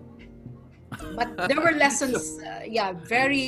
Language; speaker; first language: English; non-native, local second language; Tausug